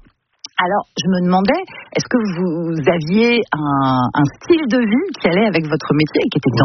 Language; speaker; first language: French; native; French